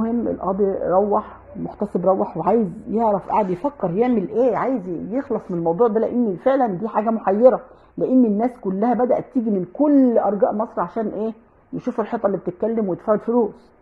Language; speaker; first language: Arabic; native; Arabic